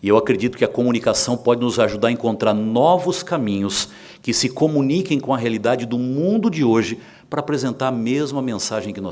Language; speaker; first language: Portuguese; native; Portuguese